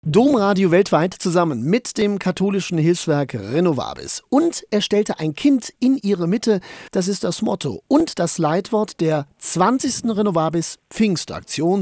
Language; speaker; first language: German; native; German